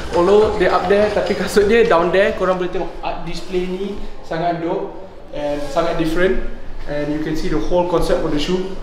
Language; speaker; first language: English; non-native, local second language; Malay